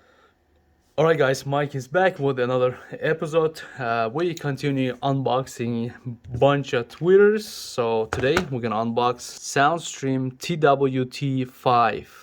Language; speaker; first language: English; non-native, local second language; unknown